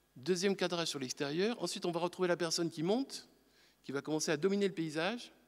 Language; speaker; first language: French; native; French